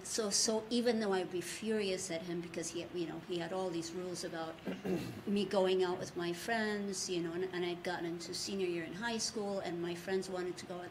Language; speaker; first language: English; early bilingual, other home language; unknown